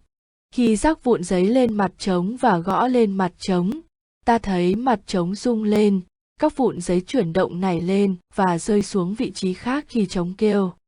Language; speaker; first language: Vietnamese; native; Vietnamese